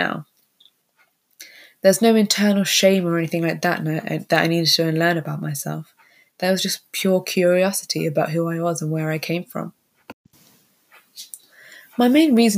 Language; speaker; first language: English; native; English